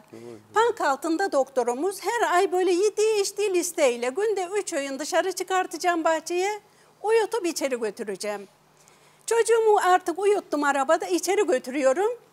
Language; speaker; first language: Turkish; native; Turkish